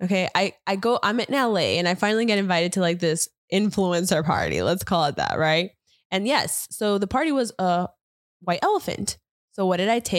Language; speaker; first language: English; early bilingual, other home language; Spanish